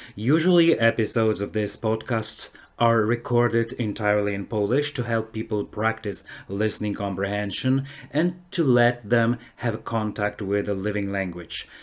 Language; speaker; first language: English; non-native, fluent; Polish